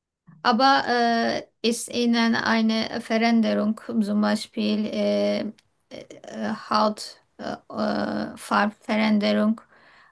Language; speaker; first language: German; non-native, learner; Turkish